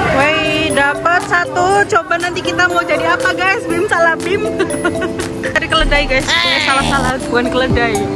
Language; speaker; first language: Indonesian; non-native, local second language; Javanese